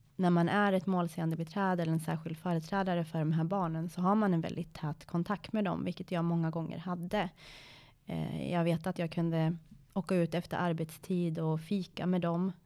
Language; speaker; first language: Swedish; early bilingual, other home language; Persian